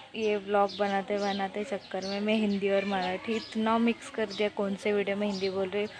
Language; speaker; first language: Hindi; non-native, local second language; Marathi